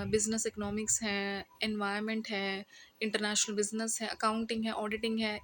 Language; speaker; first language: Hindi; non-native, local second language; Punjabi